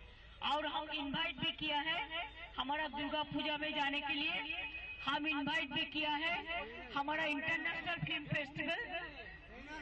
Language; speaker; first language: Hindi; non-native, local second language; Bangla